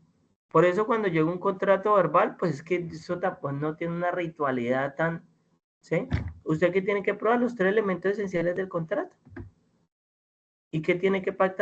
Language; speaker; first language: Spanish; native; Spanish